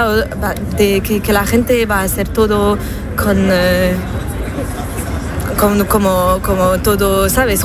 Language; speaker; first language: Spanish; non-native, learner; French